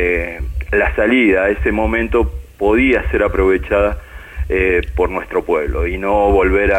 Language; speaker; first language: Spanish; native; Spanish